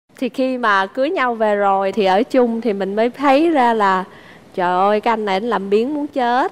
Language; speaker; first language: Vietnamese; native; Vietnamese